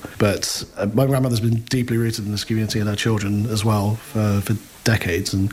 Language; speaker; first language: English; native; English